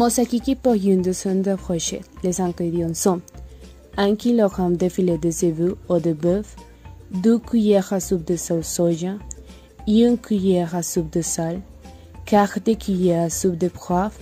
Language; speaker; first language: French; non-native, learner; Spanish